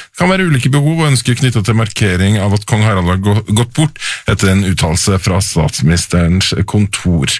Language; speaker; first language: Norwegian; native; Norwegian